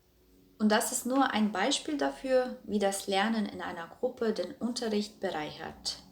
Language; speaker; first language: German; non-native, fluent; Croatian